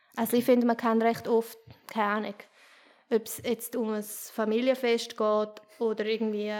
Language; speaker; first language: German; native; German